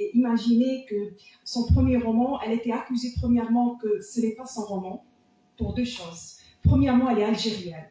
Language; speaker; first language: French; non-native, local second language; Arabic